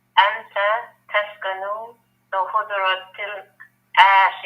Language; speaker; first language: Arabic; non-native, learner; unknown